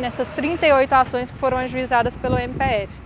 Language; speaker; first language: Portuguese; native; Portuguese